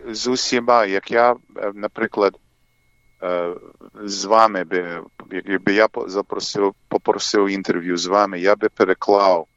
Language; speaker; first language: Ukrainian; early bilingual, heritage; English